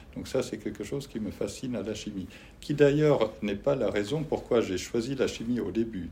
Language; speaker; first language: French; non-native, fluent; German